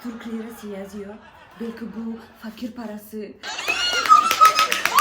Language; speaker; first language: Turkish; non-native, learner; Russian